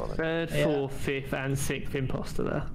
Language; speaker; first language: English; native; English